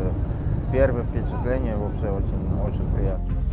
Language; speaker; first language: Russian; non-native, fluent; Polish